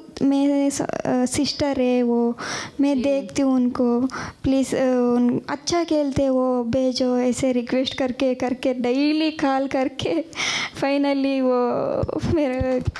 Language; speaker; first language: Hindi; non-native, local second language; Kannada